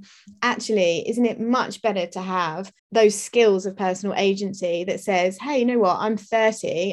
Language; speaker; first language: English; native; English